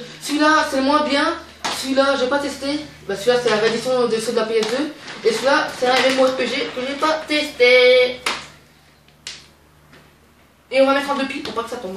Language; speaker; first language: French; native; French